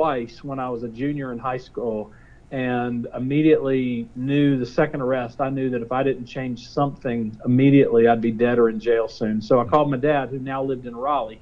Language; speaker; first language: English; native; English